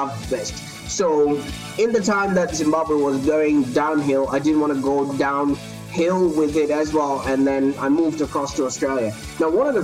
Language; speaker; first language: English; non-native, local second language; Shona